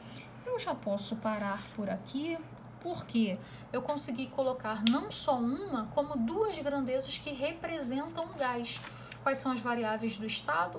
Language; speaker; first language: Portuguese; native; Portuguese